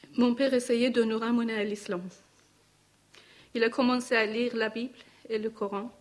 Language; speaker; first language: French; non-native, learner; Persian